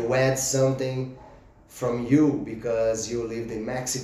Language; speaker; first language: English; non-native, fluent; Portuguese